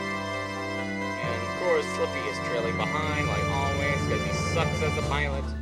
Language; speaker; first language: English; native; English